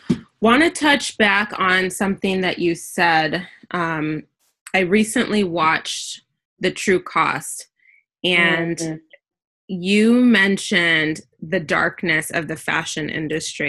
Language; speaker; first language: English; native; English